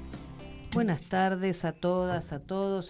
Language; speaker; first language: Spanish; native; Spanish